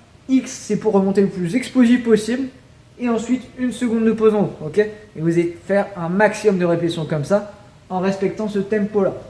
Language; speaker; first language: French; native; French